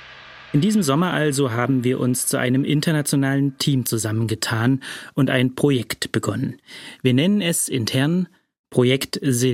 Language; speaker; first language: German; native; German